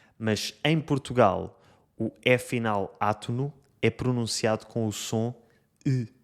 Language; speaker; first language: Portuguese; native; Portuguese